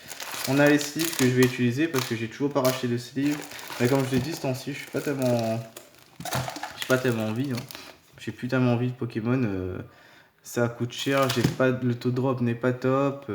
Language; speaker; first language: French; native; French